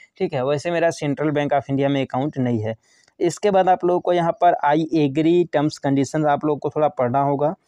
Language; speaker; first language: Hindi; native; Hindi